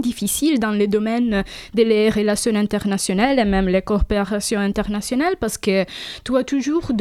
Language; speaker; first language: French; non-native, fluent; Italian